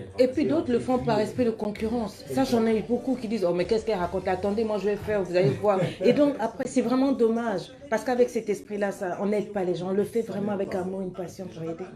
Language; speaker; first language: French; native; French